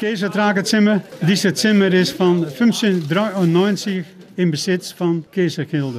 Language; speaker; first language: German; non-native, learner; Dutch